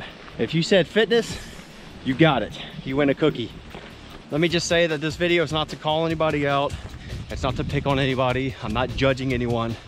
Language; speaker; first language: English; native; English